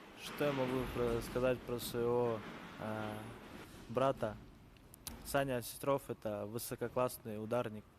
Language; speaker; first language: Russian; native; Russian